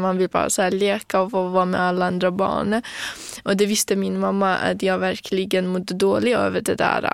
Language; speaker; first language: Swedish; non-native, fluent; Kurdish